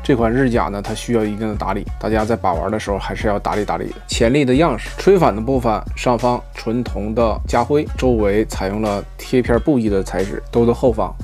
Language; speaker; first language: Chinese; native; Chinese